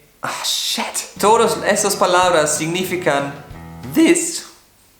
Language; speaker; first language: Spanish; non-native, fluent; German